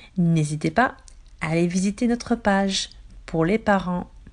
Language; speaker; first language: French; native; French